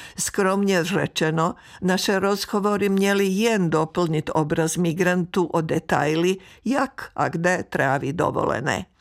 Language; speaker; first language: Czech; native; Czech